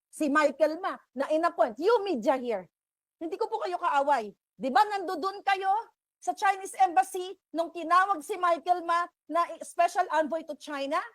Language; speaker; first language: Filipino; native; Filipino